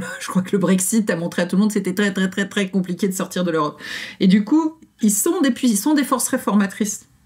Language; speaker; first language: French; native; French